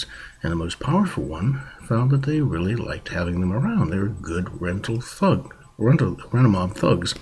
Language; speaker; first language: English; native; English